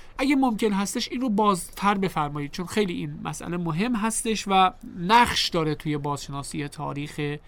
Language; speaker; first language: Persian; native; Persian